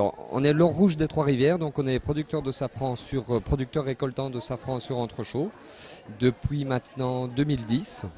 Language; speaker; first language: French; native; French